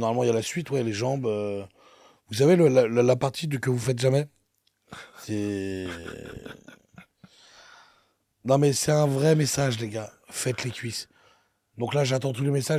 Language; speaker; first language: French; native; French